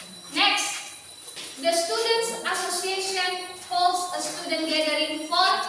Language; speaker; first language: English; non-native, learner; Indonesian